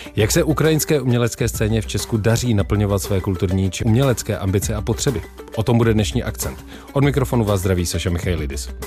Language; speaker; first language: Czech; native; Czech